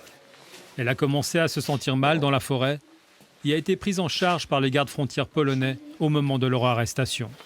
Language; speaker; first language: French; native; French